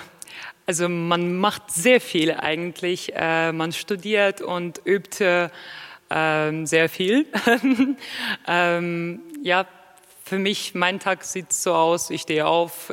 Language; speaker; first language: German; non-native, fluent; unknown